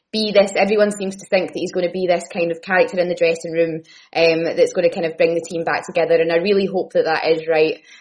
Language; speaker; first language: English; native; English